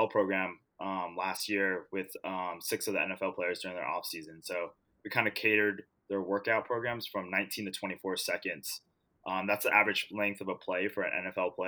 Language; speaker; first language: English; native; English